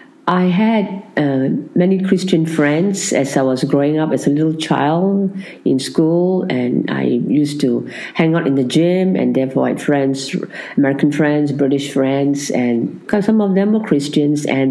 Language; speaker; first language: English; non-native, local second language; Tamil